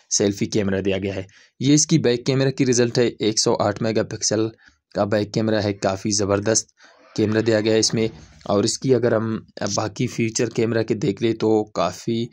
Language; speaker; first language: Urdu; non-native, local second language; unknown